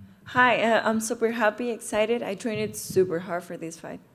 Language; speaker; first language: English; non-native, fluent; Spanish